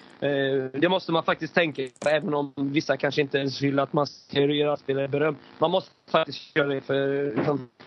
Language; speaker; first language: Swedish; early bilingual, other home language; Persian